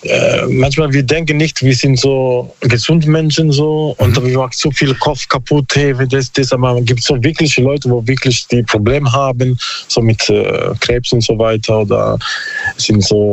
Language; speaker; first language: German; non-native, learner; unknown